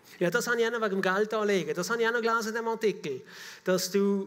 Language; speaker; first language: German; native; German